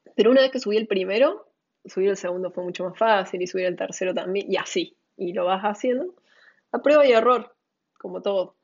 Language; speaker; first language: Spanish; native; Spanish